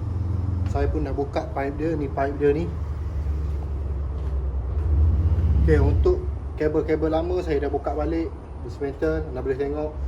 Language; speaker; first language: Malay; native; Malay